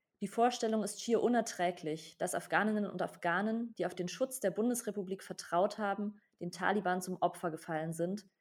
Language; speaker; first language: German; native; German